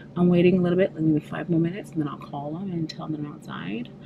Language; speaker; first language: English; native; English